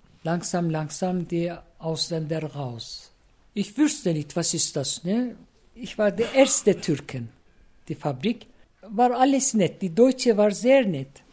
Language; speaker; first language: German; non-native, learner; Turkish